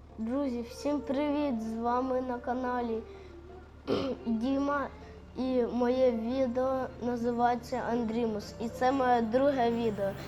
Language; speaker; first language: Ukrainian; native; Ukrainian